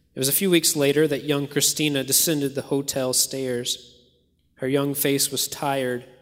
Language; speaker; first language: English; native; English